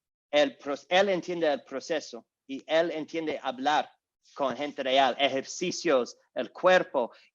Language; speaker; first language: Spanish; non-native, learner; English